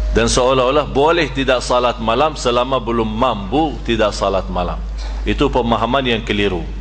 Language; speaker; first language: Malay; non-native, fluent; Arabic